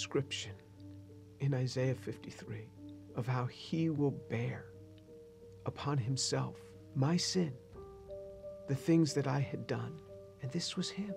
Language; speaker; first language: English; native; English